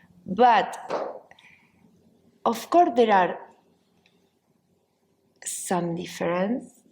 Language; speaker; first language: English; non-native, learner; Spanish